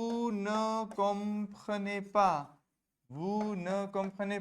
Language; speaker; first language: French; non-native, fluent; Hindi